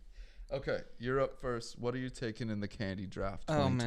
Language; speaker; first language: English; native; English